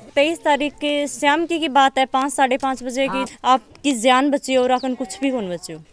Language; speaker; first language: Hindi; native; Hindi